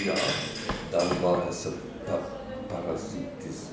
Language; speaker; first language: German; non-native, learner; Czech